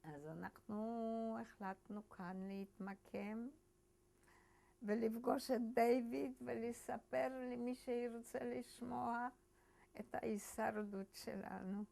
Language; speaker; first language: Hebrew; early bilingual, other home language; Polish